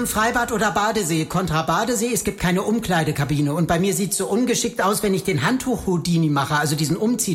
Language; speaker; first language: German; native; German